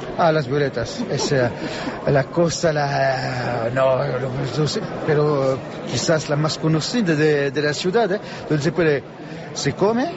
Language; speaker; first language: Spanish; non-native, learner; French